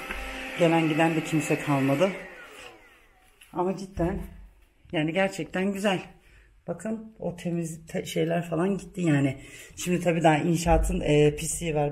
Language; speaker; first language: Turkish; early bilingual, heritage; Turkish